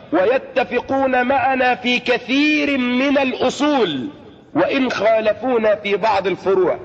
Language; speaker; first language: Arabic; native; Arabic